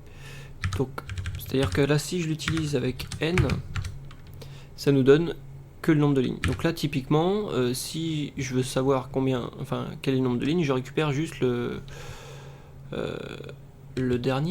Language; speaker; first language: French; native; French